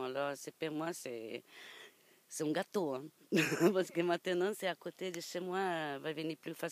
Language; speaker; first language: French; non-native, learner; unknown